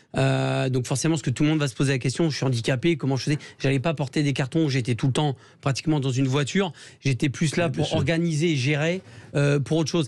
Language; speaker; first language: French; native; French